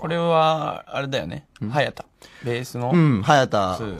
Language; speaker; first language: Japanese; native; Japanese